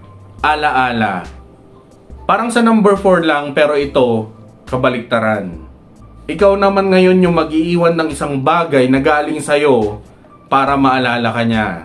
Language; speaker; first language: Filipino; native; Filipino